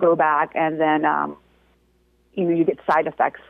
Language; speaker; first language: English; native; English